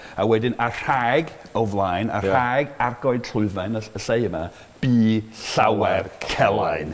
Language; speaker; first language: Welsh; non-native, fluent; English